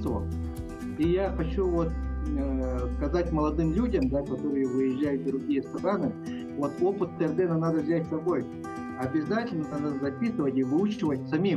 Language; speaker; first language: Russian; non-native, local second language; Yakut